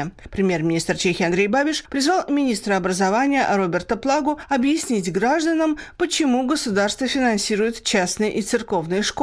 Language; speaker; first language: Russian; native; Russian